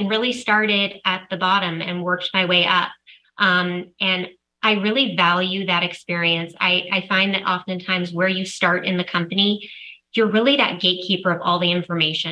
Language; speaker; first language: English; native; English